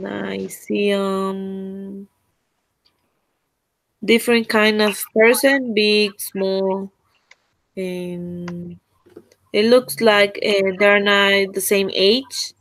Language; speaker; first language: English; non-native, learner; Spanish